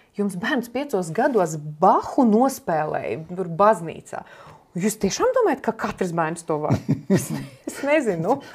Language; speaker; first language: Latvian; non-native, local second language; Russian